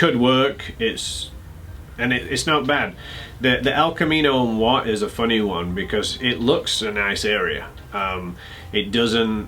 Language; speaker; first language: English; native; English